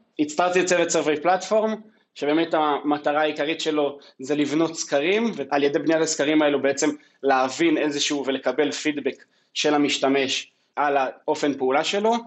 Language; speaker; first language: Hebrew; native; Hebrew